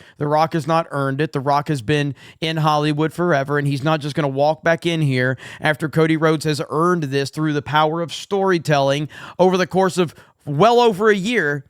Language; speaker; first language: English; native; English